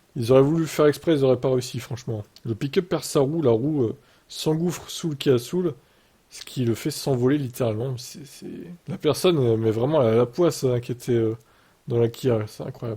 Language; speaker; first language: French; native; French